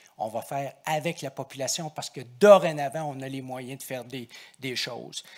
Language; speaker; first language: French; native; French